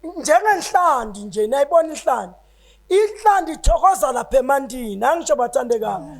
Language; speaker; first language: Zulu; non-native, local second language; Swati